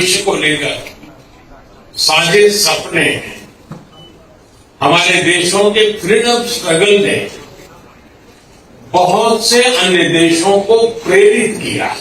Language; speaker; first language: Hindi; non-native, local second language; Gujarati